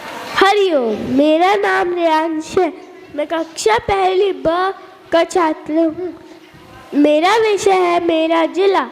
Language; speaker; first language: Hindi; native; Hindi